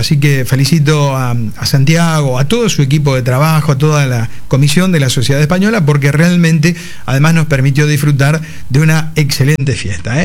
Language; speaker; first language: Spanish; native; Spanish